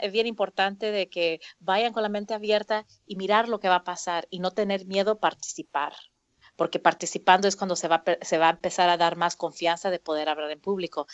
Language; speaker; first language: Spanish; early bilingual, heritage; Spanish